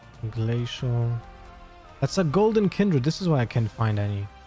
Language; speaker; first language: English; non-native, fluent; Polish